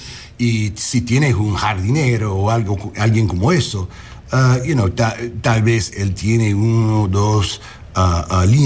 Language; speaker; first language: Spanish; early bilingual, heritage; English